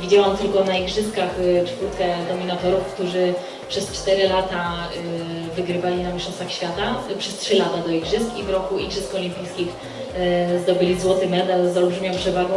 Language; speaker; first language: Polish; native; Polish